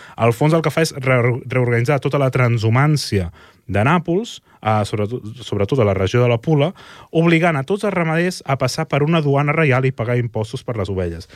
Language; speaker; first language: Catalan; native; Catalan